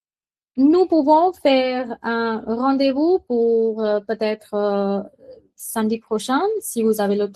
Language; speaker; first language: French; non-native, fluent; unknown